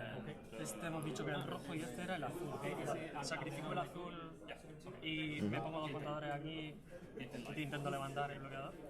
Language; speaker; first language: Spanish; native; Spanish